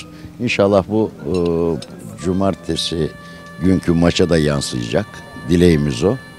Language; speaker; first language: Turkish; native; Turkish